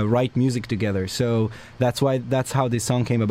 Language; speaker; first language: English; non-native, fluent; Hebrew